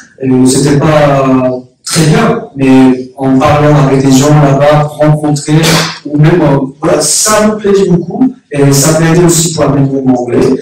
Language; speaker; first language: French; non-native, learner; Korean